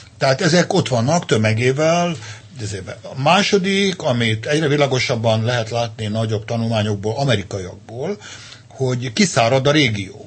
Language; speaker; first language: Hungarian; native; Hungarian